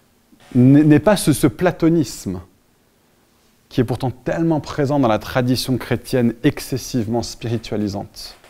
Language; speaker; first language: French; native; French